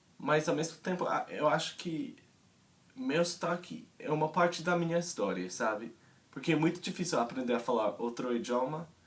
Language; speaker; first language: Portuguese; non-native, fluent; English